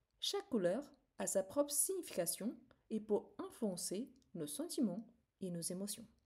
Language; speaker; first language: French; non-native, fluent; Portuguese